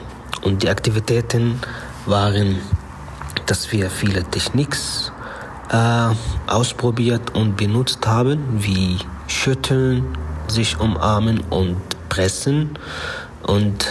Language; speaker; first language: German; non-native, fluent; Arabic